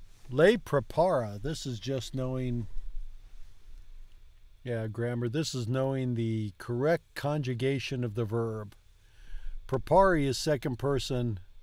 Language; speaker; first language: English; native; English